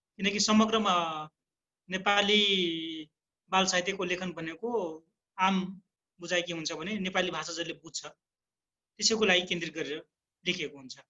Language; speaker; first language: Nepali; non-native, local second language; Rana Tharu